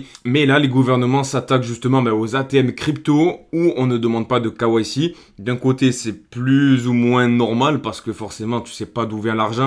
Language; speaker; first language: French; native; French